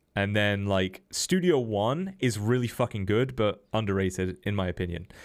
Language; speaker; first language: English; native; English